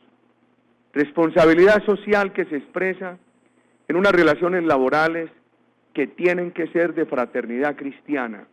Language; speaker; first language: Spanish; native; Spanish